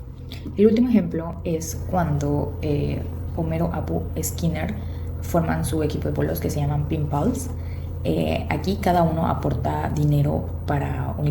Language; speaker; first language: Spanish; native; Spanish